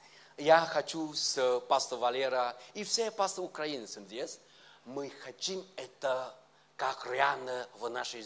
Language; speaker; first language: Russian; non-native, learner; Vietnamese